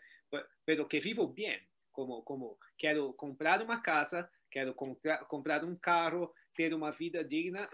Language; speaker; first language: Spanish; non-native, learner; Portuguese